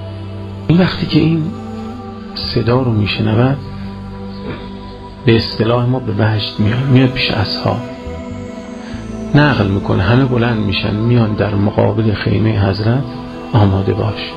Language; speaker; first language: Persian; native; Persian